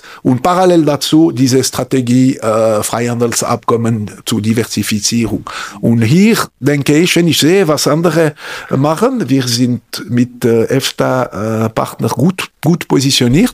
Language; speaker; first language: German; non-native, local second language; French